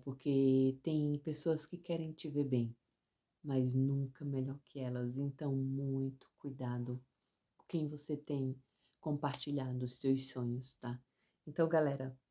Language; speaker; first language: Portuguese; native; Portuguese